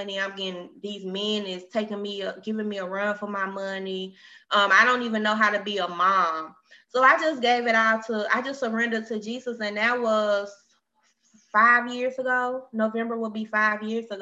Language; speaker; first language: English; native; English